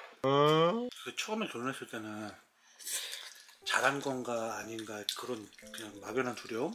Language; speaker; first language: Korean; native; Korean